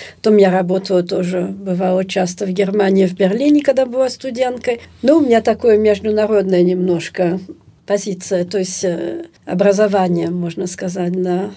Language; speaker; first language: Russian; early bilingual, heritage; Russian